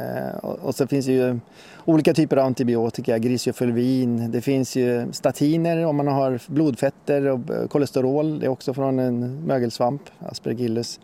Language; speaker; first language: Swedish; native; Swedish